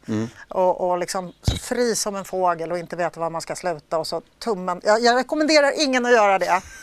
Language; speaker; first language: Swedish; early bilingual, other home language; Polish